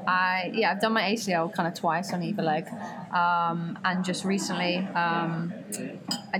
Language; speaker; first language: English; native; English